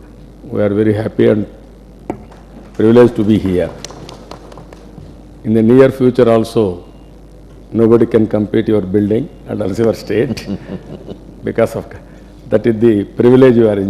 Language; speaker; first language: English; non-native, local second language; Telugu